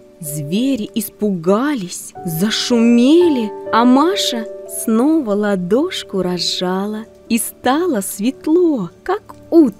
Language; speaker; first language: Russian; native; Russian